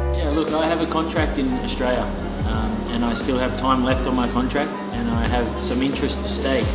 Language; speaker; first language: English; native; English